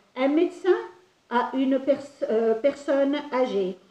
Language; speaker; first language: French; non-native, local second language; Arabic